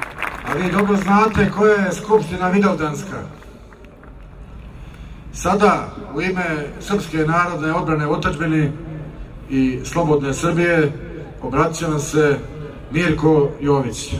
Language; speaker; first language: Bosnian; native; Bosnian